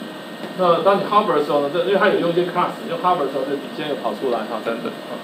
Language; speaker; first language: Chinese; native; Chinese